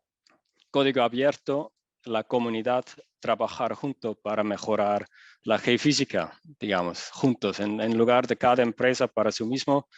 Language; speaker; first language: Spanish; non-native, fluent; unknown